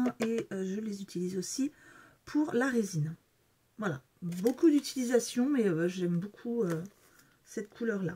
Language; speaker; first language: French; native; French